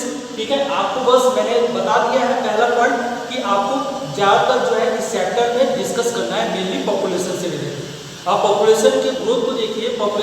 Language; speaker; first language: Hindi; native; Hindi